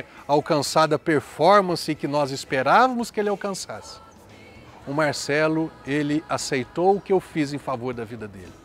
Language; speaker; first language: Portuguese; native; Portuguese